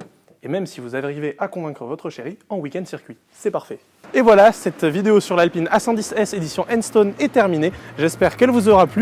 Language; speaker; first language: French; native; French